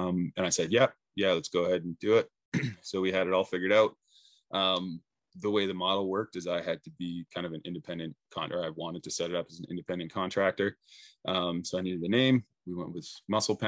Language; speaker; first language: English; native; English